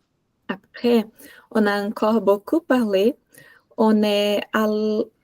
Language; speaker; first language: French; non-native, learner; Portuguese